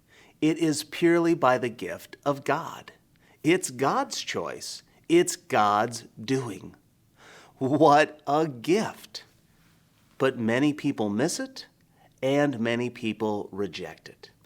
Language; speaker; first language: English; native; English